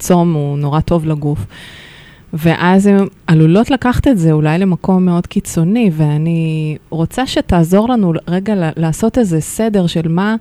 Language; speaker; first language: Hebrew; native; Hebrew